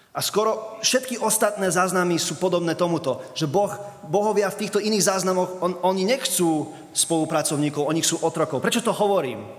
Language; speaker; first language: Slovak; early bilingual, other home language; English